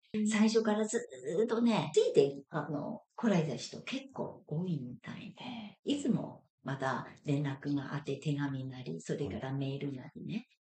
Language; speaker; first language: Japanese; non-native, fluent; Chinese